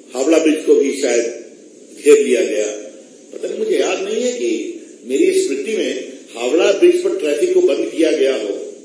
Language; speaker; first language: Hindi; native; Hindi